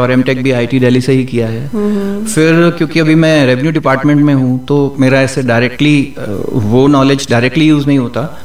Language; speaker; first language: Hindi; native; Hindi